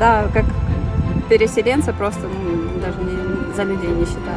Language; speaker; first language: Russian; native; Russian